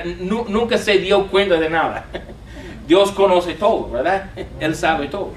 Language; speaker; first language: Spanish; non-native, fluent; English